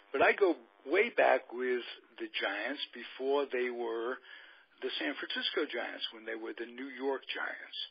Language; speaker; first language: English; native; English